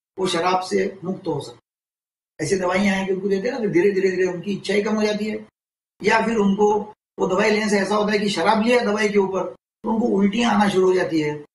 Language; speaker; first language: Hindi; non-native, local second language; Marathi